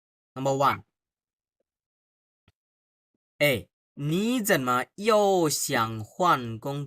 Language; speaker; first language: Chinese; non-native, fluent; Bangla